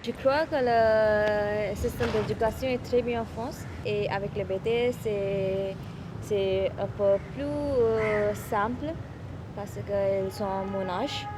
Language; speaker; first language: French; non-native, learner; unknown